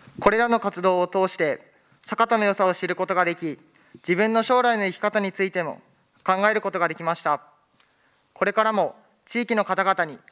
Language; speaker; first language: Japanese; native; Japanese